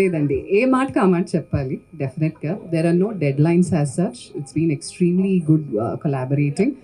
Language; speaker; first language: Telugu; native; Telugu